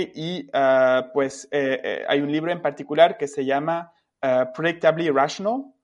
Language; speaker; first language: Spanish; non-native, fluent; French